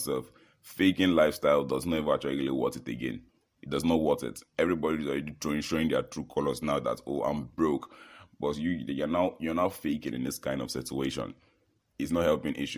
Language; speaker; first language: English; non-native, local second language; Yoruba